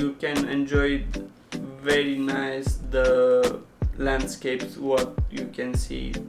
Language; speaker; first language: English; non-native, learner; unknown